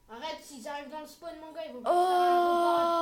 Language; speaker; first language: French; native; French